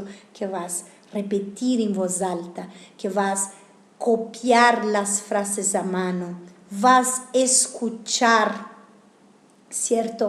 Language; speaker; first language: Spanish; non-native, fluent; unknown